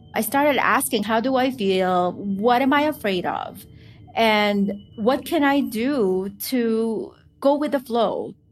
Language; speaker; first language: English; non-native, local second language; Filipino